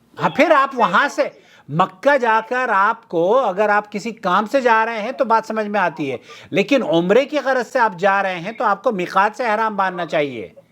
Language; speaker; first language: Urdu; native; Urdu